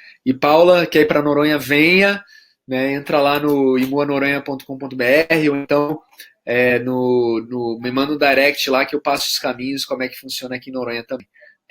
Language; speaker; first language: Portuguese; native; Portuguese